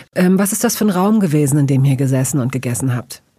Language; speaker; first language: German; native; German